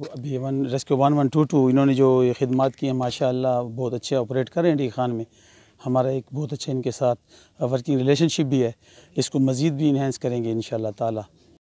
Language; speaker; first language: Urdu; non-native, local second language; Pashto